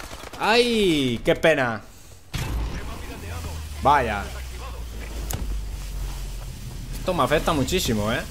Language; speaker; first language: Spanish; native; Spanish